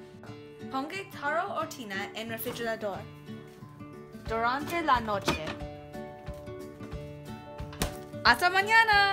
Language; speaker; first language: Spanish; non-native, learner; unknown